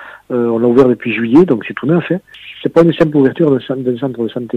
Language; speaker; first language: French; native; French